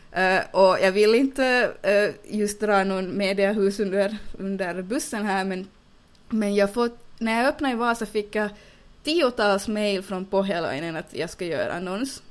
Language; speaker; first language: Swedish; native; Swedish